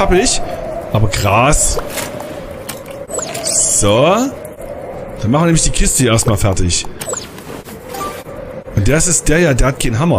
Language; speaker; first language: German; native; German